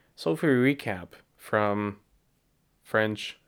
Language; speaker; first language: English; native; English